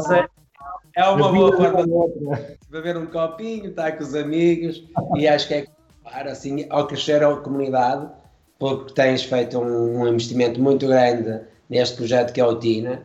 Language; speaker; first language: Portuguese; native; Portuguese